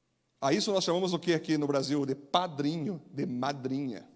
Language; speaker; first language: Portuguese; native; Portuguese